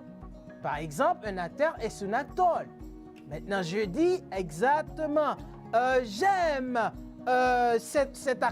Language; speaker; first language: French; non-native, fluent; Spanish